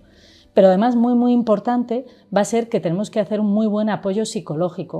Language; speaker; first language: Spanish; native; Spanish